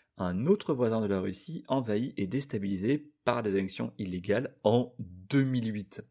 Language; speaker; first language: French; native; French